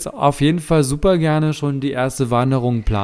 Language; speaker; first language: German; native; German